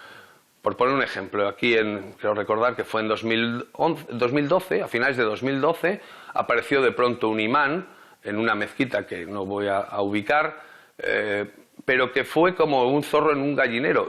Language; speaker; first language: Spanish; native; Spanish